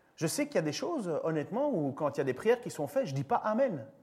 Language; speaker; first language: French; native; French